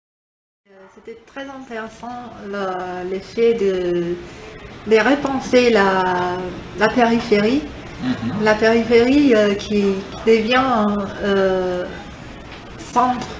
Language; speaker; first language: French; non-native, fluent; Italian